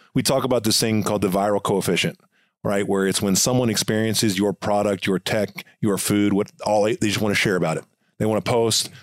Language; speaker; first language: English; native; English